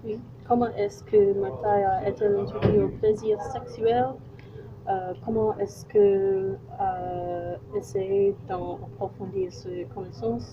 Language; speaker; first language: French; non-native, learner; English